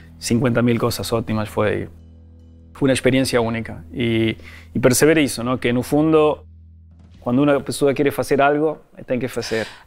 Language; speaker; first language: Portuguese; non-native, fluent; Spanish